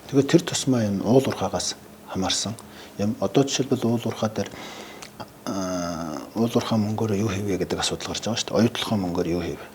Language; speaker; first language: Mongolian; native; Mongolian